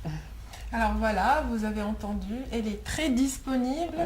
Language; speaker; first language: French; native; French